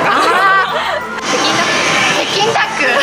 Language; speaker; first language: Japanese; non-native, learner; Chinese